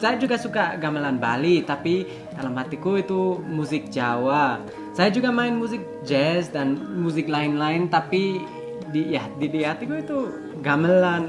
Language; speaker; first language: Indonesian; early bilingual, heritage; English